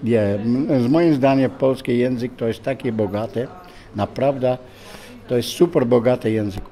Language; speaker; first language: Polish; non-native, learner; Dutch